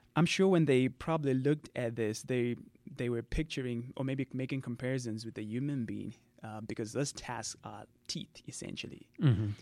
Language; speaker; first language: English; non-native, local second language; Shona